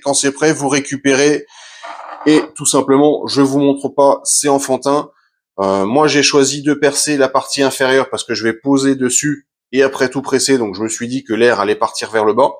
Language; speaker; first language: French; native; French